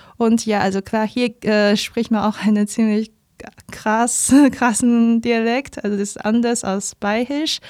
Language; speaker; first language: German; non-native, fluent; Chinese